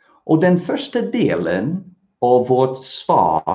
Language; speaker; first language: Swedish; non-native, fluent; English